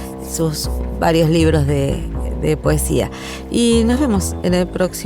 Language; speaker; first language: Spanish; native; Spanish